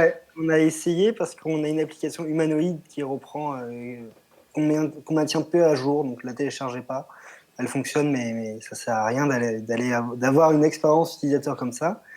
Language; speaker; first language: French; native; French